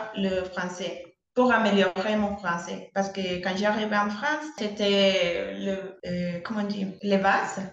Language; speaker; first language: French; non-native, fluent; Spanish